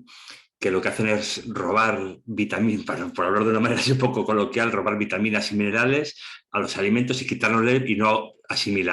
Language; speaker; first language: Spanish; native; Spanish